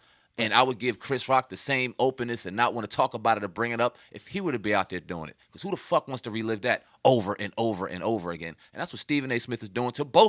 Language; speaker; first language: English; native; English